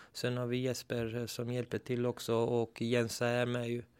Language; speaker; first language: Swedish; early bilingual, other home language; Turkish